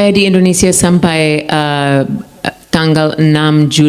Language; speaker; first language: Indonesian; non-native, fluent; English